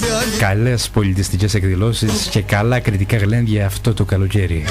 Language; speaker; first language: Greek; native; Greek